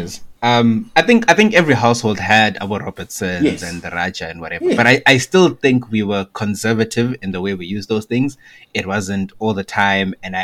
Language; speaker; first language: English; non-native, local second language; Shona